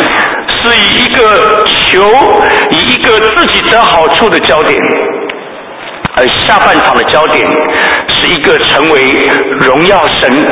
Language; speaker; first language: Chinese; native; Chinese